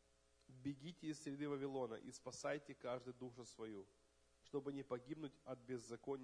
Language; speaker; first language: Russian; native; Russian